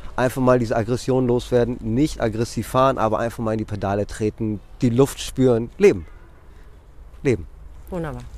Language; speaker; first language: German; non-native, fluent; Greek